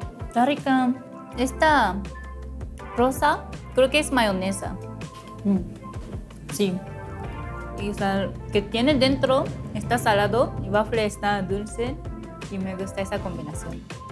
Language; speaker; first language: Spanish; non-native, fluent; Japanese